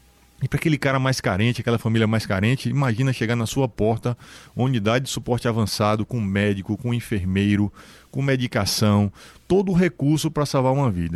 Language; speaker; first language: Portuguese; native; Portuguese